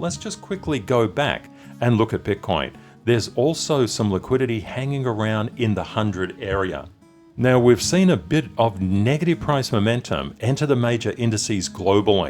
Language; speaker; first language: English; native; English